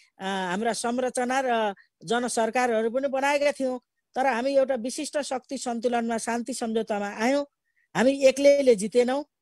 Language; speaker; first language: Nepali; native; Nepali